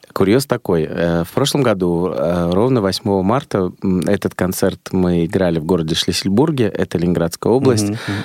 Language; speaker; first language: Russian; native; Russian